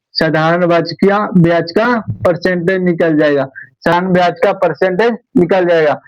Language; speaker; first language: Hindi; native; Hindi